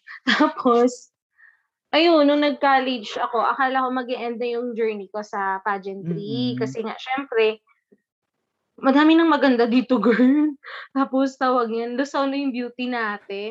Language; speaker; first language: Filipino; non-native, local second language; Hiligaynon